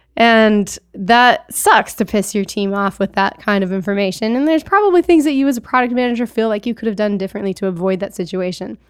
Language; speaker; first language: English; native; English